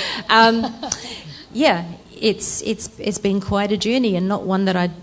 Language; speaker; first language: English; native; English